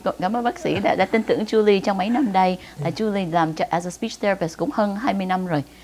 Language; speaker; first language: Vietnamese; early bilingual, heritage; Vietnamese